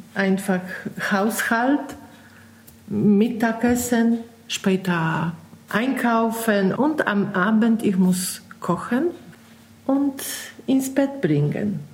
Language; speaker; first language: German; non-native, learner; Polish